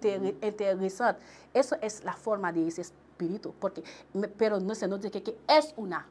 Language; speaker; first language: Spanish; non-native, local second language; Haitian Creole